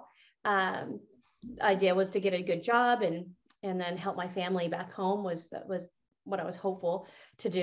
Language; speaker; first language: English; native; English